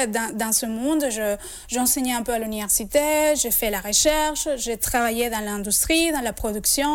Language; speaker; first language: French; non-native, fluent; Spanish